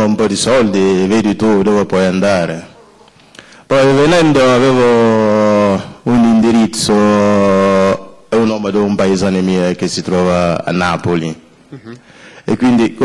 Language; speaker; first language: Italian; non-native, fluent; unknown